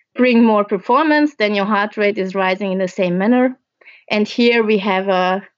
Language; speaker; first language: English; early bilingual, other home language; Hungarian